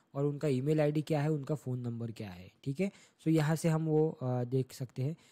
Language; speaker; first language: Hindi; non-native, local second language; Marathi